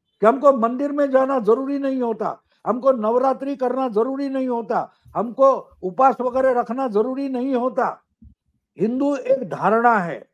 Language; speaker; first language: Hindi; non-native, local second language; Marathi